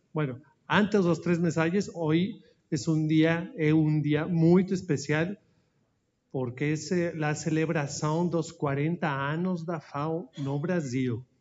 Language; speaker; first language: Portuguese; non-native, learner; Spanish